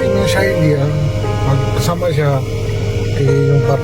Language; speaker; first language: Filipino; non-native, learner; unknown